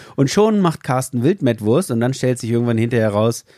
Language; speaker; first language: German; native; German